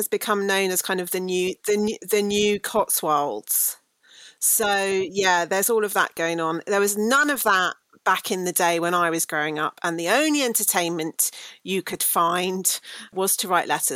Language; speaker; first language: English; native; English